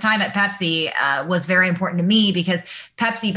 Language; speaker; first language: English; native; English